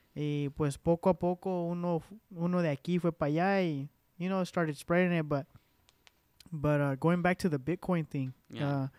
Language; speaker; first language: Spanish; early bilingual, heritage; Spanish